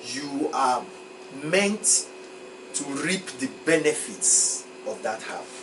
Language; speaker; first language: English; non-native, local second language; Yoruba